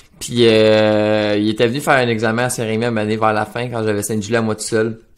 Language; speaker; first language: French; native; French